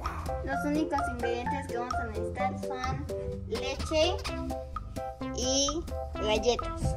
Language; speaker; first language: Spanish; native; Spanish